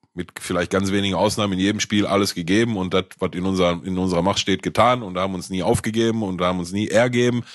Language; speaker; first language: German; native; German